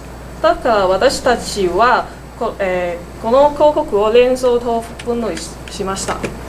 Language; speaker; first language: Japanese; non-native, learner; Cantonese